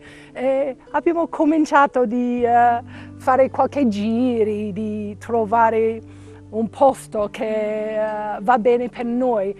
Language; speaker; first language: Italian; non-native, learner; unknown